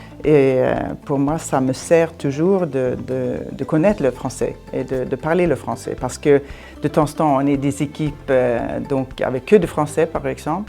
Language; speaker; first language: French; non-native, fluent; Swedish